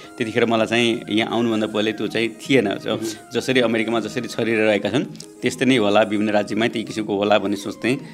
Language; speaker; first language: Nepali; native; Nepali